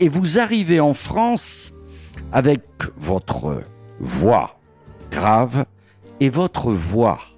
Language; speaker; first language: French; native; French